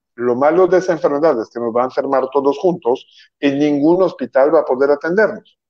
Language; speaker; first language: Spanish; non-native, fluent; French